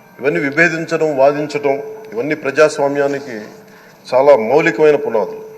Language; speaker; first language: Telugu; native; Telugu